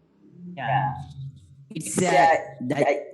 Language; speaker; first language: English; non-native, learner; Bangla